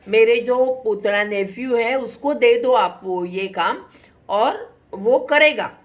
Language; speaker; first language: Hindi; non-native, local second language; Marathi